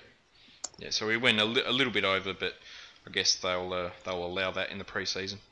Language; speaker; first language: English; native; English